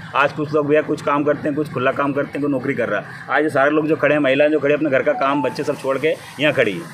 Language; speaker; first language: Hindi; native; Hindi